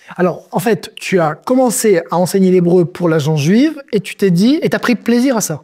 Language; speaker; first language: French; native; French